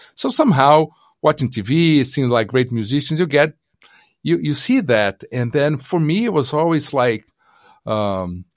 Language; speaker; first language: English; non-native, fluent; Portuguese